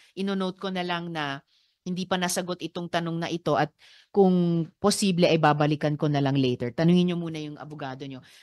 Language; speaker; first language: Filipino; native; Filipino